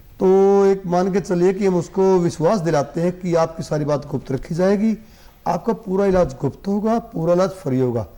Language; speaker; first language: Hindi; native; Hindi